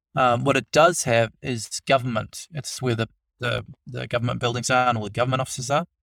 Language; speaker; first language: English; native; English